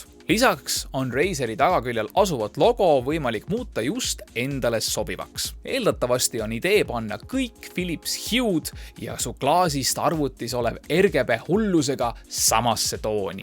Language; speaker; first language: Estonian; native; Estonian